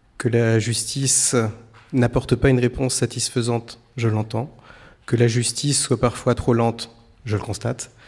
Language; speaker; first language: French; native; French